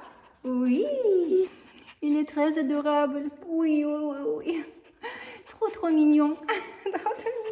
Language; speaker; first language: French; non-native, fluent; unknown